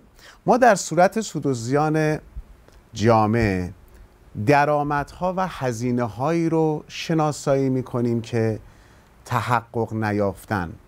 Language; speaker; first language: Persian; native; Persian